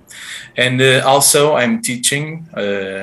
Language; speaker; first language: English; non-native, fluent; Portuguese